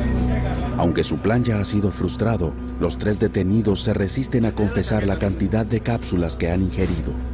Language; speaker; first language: Spanish; native; Spanish